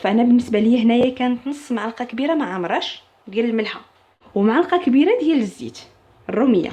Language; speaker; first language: Arabic; native; Arabic